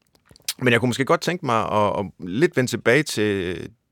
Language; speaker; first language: Danish; native; Danish